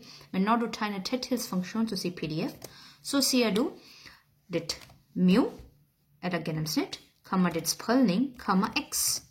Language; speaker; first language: Danish; non-native, learner; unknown